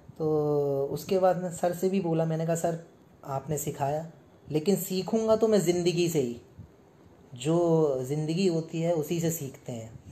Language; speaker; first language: Hindi; native; Hindi